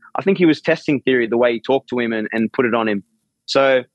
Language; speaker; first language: English; native; English